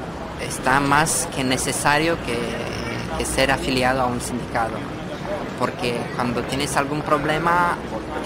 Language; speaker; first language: Spanish; non-native, fluent; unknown